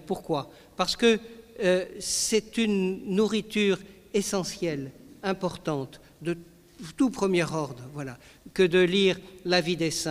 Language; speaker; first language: French; native; French